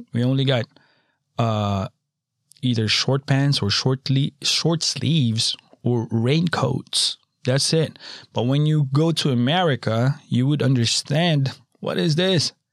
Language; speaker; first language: English; non-native, local second language; Filipino